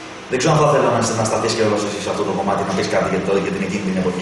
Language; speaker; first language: Greek; native; Greek